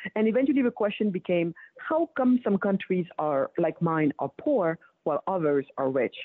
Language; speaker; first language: English; early bilingual, other home language; Wolof